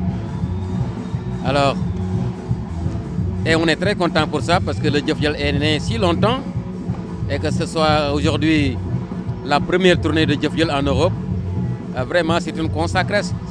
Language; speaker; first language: French; non-native, local second language; Wolof